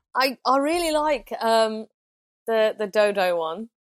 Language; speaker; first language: English; native; English